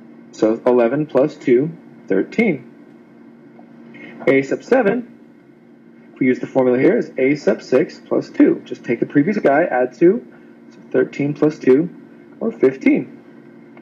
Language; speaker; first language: English; native; English